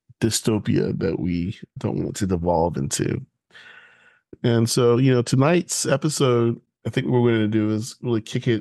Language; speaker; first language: English; native; English